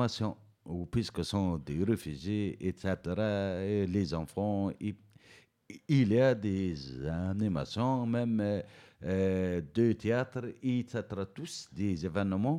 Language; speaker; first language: French; non-native, learner; Berber languages